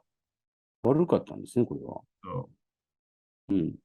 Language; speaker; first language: Japanese; native; Japanese